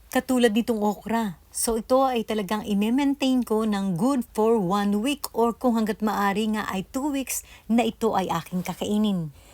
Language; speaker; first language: Filipino; native; Filipino